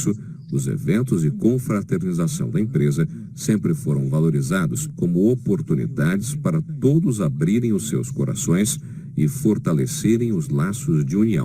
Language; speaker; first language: Portuguese; native; Portuguese